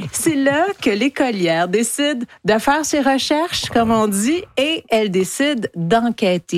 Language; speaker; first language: French; native; French